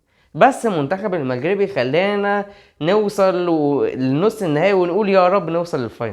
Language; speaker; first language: Arabic; native; Arabic